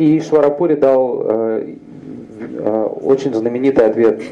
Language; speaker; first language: Russian; native; Russian